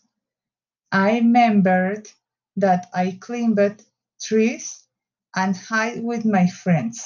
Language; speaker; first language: English; non-native, learner; Spanish